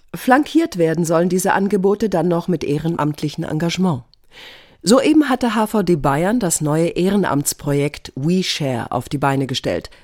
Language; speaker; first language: German; native; German